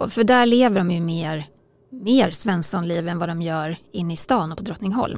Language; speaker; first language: Swedish; native; Swedish